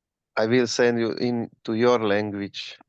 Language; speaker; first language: English; non-native, learner; Slovak